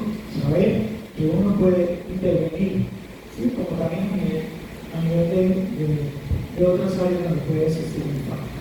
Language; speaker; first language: Spanish; native; Spanish